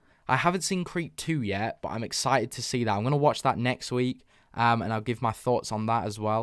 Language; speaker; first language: English; native; English